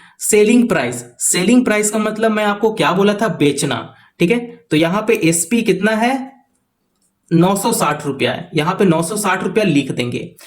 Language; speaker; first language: Hindi; native; Hindi